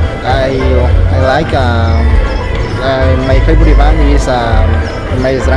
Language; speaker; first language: English; non-native, learner; Spanish